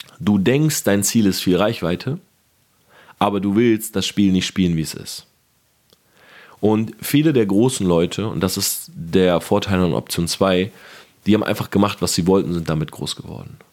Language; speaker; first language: German; native; German